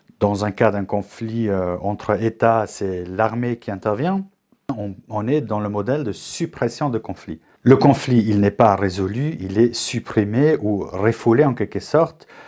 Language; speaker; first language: French; native; French